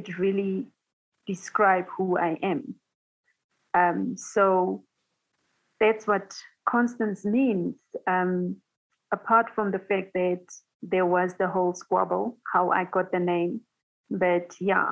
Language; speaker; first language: English; non-native, local second language; Tswana